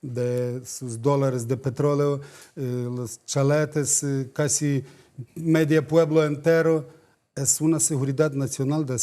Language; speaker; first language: Spanish; non-native, fluent; Ukrainian